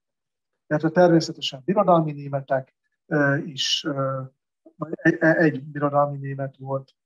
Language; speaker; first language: Hungarian; native; Hungarian